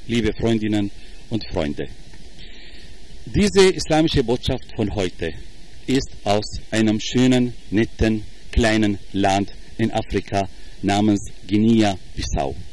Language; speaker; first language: German; non-native, fluent; Arabic